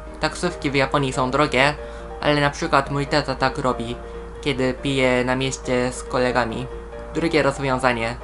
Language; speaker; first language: Polish; non-native, fluent; Japanese